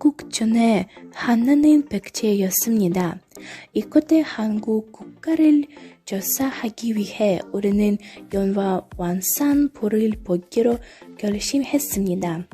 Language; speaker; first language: Korean; non-native, learner; Russian